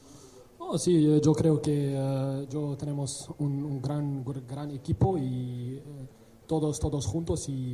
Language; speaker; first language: Spanish; non-native, learner; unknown